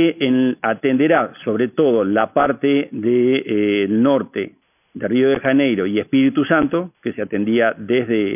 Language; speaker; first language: Spanish; native; Spanish